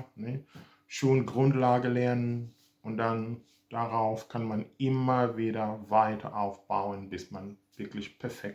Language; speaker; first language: German; non-native, fluent; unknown